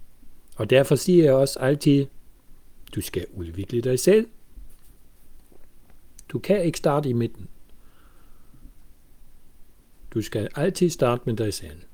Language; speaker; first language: Danish; non-native, fluent; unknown